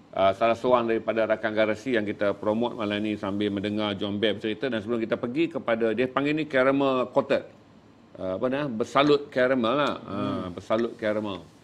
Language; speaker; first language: Malay; native; Malay